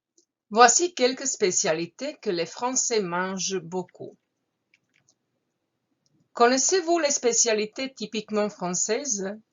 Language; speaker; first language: French; non-native, fluent; Croatian